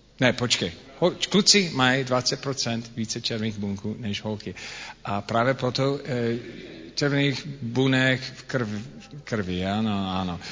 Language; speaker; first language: Czech; non-native, fluent; English